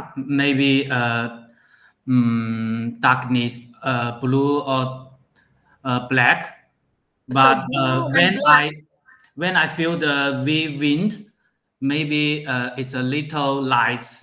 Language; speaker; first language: English; non-native, learner; Chinese